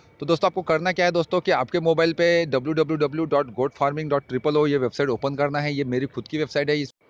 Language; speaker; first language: Hindi; non-native, local second language; Marathi